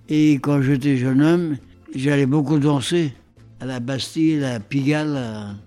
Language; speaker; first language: French; early bilingual, other home language; Polish